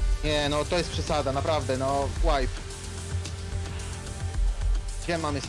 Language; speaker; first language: Polish; native; Polish